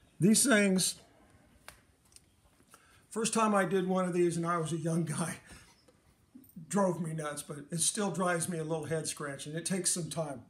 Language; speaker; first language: English; native; English